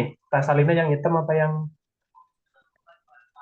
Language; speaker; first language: Indonesian; native; Indonesian